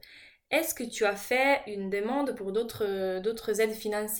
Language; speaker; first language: French; non-native, fluent; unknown